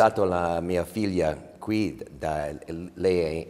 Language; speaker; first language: Italian; early bilingual, heritage; English